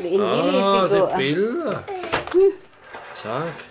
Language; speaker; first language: Danish; non-native, learner; Filipino